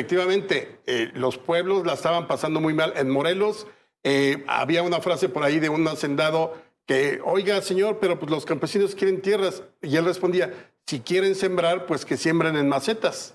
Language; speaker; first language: Spanish; native; Spanish